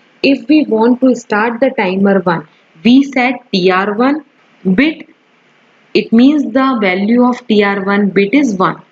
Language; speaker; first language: English; non-native, local second language; Hindi